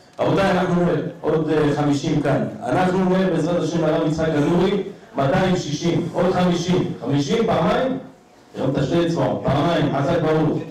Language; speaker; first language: Hebrew; native; Hebrew